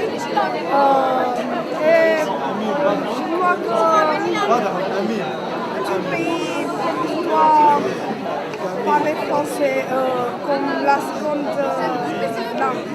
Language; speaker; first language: French; non-native, fluent; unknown